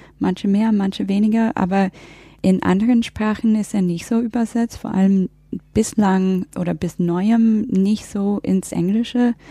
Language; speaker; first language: German; non-native, fluent; English